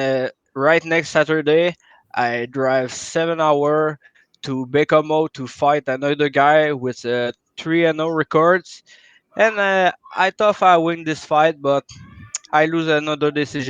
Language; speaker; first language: English; non-native, local second language; French